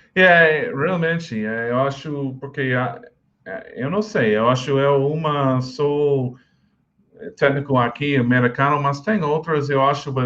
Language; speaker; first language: Portuguese; non-native, learner; English